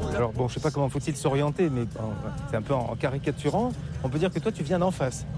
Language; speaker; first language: French; native; French